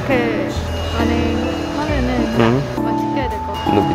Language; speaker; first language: Korean; non-native, learner; Indonesian